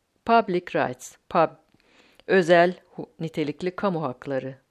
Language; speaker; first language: Turkish; native; Turkish